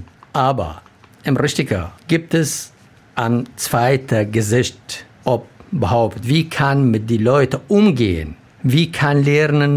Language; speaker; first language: German; non-native, learner; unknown